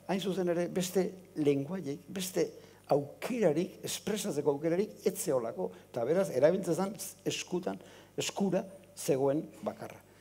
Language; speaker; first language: Basque; native; Basque